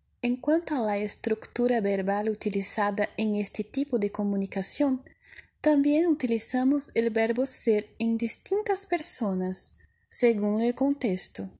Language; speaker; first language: Portuguese; non-native, learner; Spanish